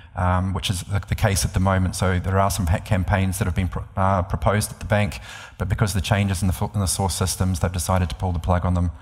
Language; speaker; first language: English; native; English